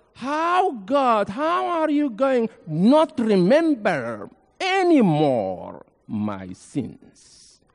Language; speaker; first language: English; non-native, fluent; Arabic